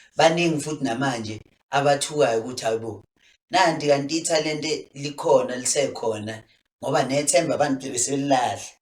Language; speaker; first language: Zulu; native; Zulu